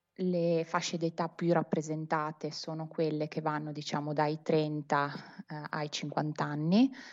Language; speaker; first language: Italian; native; Italian